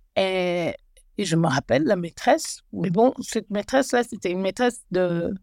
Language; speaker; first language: French; native; French